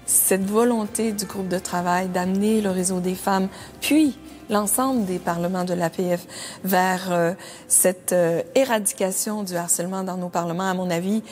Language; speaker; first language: French; native; French